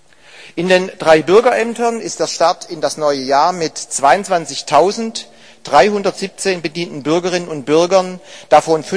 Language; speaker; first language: German; native; German